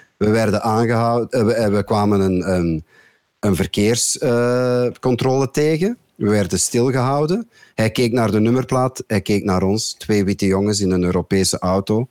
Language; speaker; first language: Dutch; native; Dutch